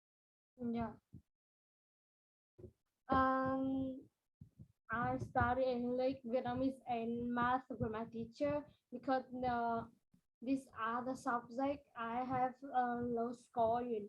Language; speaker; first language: English; non-native, learner; Vietnamese